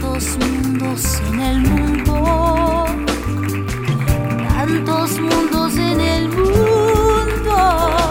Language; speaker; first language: Spanish; native; Spanish